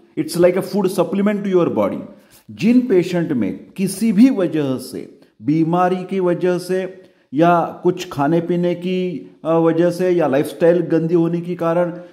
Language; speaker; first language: Hindi; non-native, local second language; Marathi